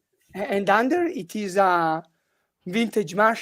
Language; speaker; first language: English; non-native, learner; Italian